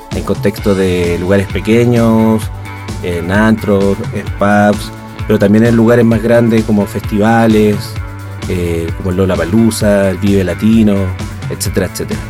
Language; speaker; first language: Spanish; native; Spanish